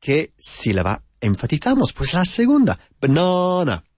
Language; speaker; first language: Spanish; non-native, fluent; English